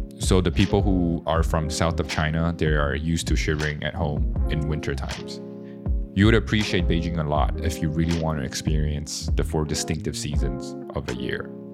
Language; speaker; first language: English; early bilingual, other home language; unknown